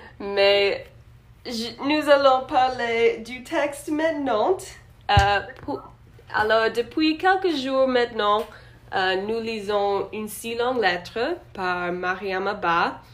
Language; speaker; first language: French; non-native, learner; English